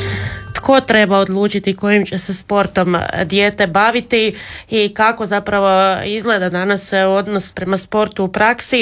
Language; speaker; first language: Serbian; native; Serbian